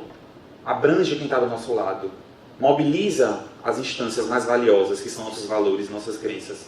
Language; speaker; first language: Portuguese; native; Portuguese